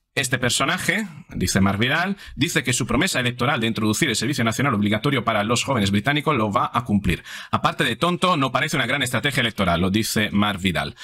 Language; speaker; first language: Spanish; non-native, fluent; Italian